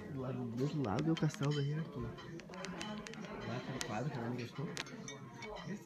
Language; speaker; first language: Portuguese; native; Portuguese